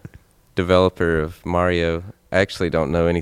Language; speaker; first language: English; native; English